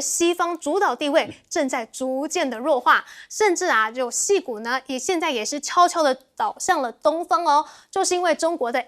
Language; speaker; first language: Chinese; native; Chinese